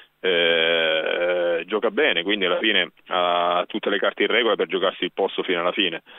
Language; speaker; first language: Italian; native; Italian